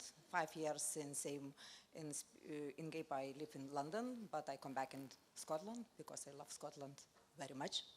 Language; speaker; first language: English; non-native, learner; Lithuanian